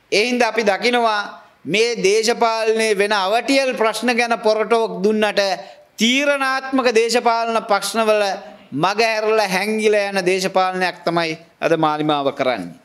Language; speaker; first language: Sinhala; non-native, local second language; Tamil